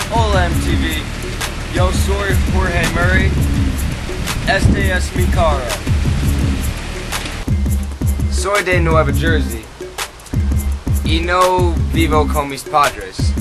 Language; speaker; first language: Spanish; non-native, learner; English